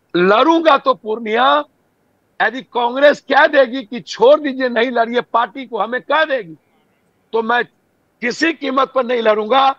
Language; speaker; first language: Hindi; native; Hindi